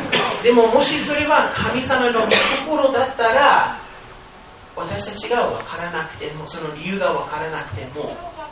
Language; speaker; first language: Japanese; non-native, fluent; English